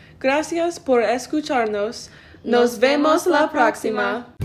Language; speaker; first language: Spanish; non-native, learner; English